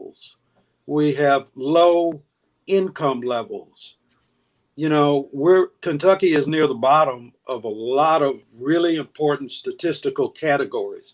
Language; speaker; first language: English; native; English